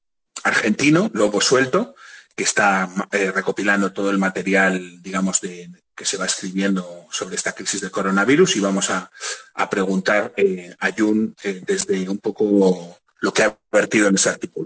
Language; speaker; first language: Spanish; native; Spanish